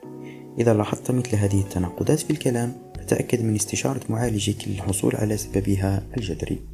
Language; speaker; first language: Arabic; native; Arabic